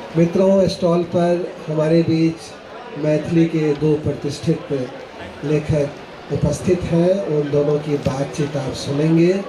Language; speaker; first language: Hindi; native; Hindi